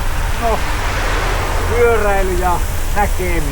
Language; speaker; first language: Finnish; native; Finnish